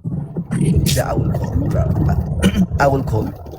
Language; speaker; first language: English; non-native, learner; Amharic